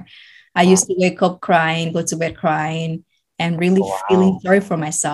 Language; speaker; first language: English; non-native, fluent; Spanish